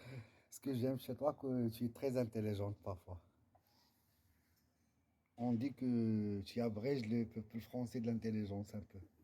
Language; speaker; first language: French; non-native, learner; Arabic